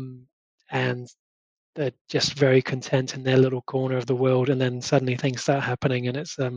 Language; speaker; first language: English; native; English